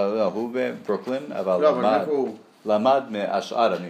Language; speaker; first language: Hebrew; non-native, learner; English